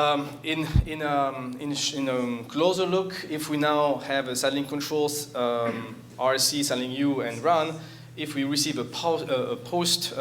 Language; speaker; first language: English; non-native, fluent; French